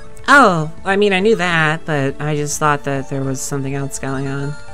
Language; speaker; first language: English; native; English